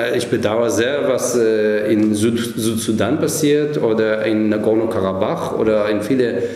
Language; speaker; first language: German; non-native, fluent; Hebrew